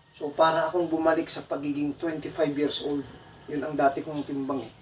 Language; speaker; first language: Filipino; non-native, local second language; Bikol